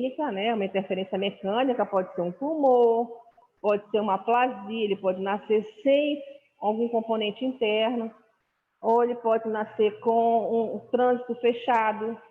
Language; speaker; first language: Portuguese; native; Portuguese